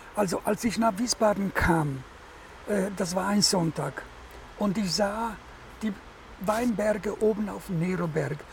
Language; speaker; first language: German; non-native, fluent; Italian